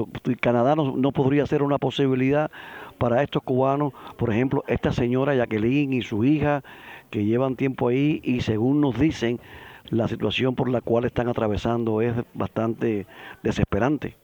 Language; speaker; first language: Spanish; native; Spanish